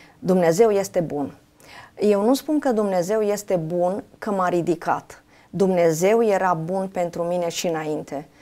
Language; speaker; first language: Romanian; native; Romanian